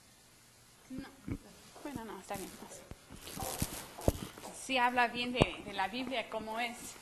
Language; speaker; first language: Spanish; non-native, fluent; English